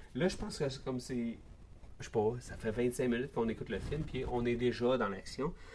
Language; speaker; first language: French; native; French